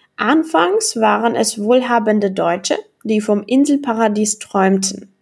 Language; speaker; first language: German; non-native, fluent; Czech